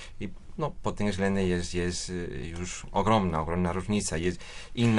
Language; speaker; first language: Polish; non-native, fluent; Spanish